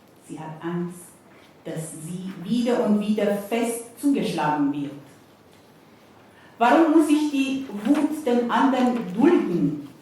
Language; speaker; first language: German; non-native, fluent; Persian